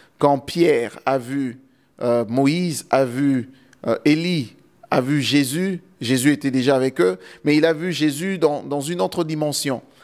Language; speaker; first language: French; non-native, local second language; Lingala